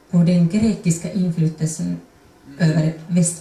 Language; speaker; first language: Swedish; non-native, fluent; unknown